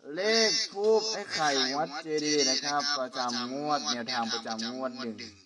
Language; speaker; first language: Thai; native; Thai